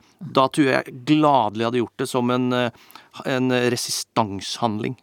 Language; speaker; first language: Norwegian; native; Norwegian